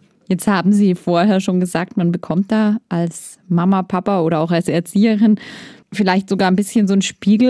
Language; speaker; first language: German; native; German